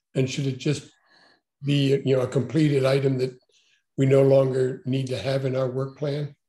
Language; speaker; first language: English; native; English